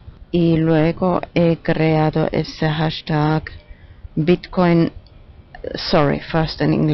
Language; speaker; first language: Spanish; non-native, fluent; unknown